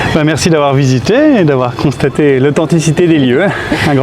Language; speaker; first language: French; native; French